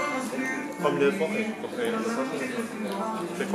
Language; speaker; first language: French; non-native, learner; Indonesian